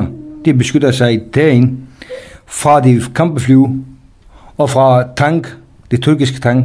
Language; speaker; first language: Danish; non-native, fluent; Kurdish